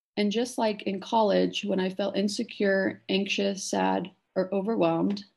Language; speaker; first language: English; native; English